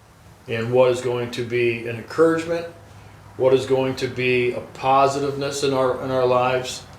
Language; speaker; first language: English; native; English